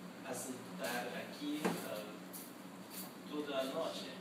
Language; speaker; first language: Portuguese; non-native, learner; Spanish